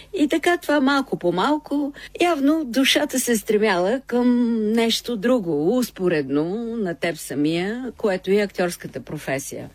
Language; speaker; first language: Bulgarian; native; Bulgarian